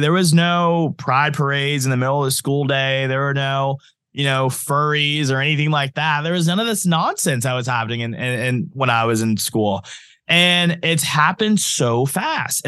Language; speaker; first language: English; native; English